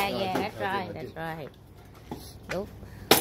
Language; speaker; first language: English; non-native, learner; Vietnamese